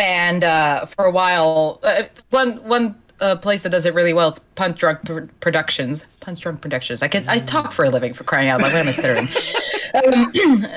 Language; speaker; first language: English; non-native, fluent; Slovenian